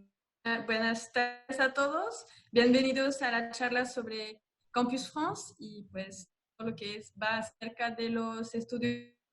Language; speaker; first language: Spanish; non-native, fluent; French